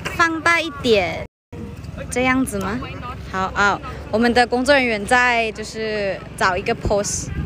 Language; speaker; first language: Chinese; non-native, fluent; Thai